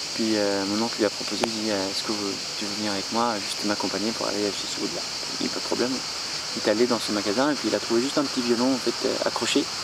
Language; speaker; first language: French; non-native, fluent; Arabic